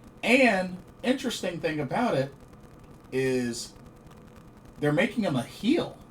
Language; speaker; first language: English; native; English